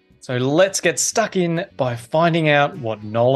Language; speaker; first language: English; native; English